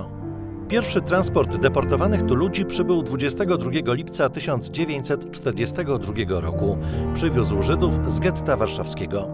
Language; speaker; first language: Polish; native; Polish